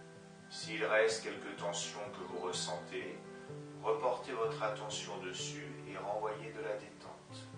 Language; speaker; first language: French; native; French